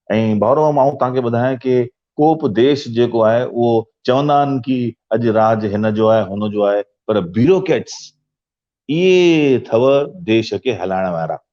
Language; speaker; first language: Sindhi; early bilingual, heritage; Sindhi